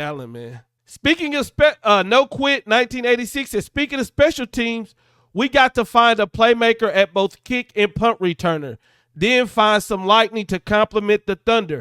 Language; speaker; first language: English; native; English